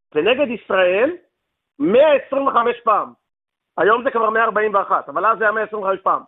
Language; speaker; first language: Hebrew; native; Hebrew